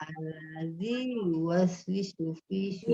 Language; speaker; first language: Arabic; non-native, learner; Indonesian